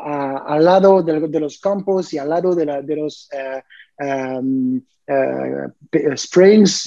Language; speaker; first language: Spanish; non-native, learner; French